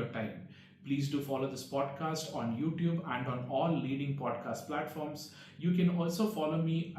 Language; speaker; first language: English; non-native, local second language; Tamil